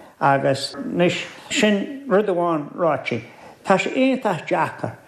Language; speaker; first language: Irish; native; Irish